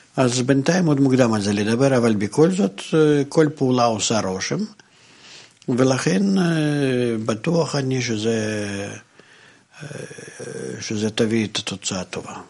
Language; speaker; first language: Hebrew; non-native, fluent; Russian